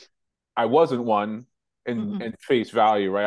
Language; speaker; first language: English; native; English